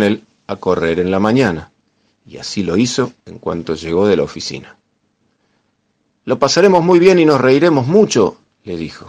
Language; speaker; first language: Spanish; native; Spanish